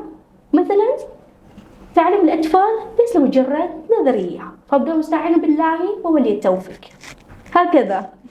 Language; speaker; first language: Arabic; non-native, learner; Indonesian